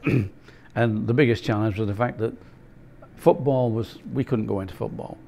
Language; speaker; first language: English; native; English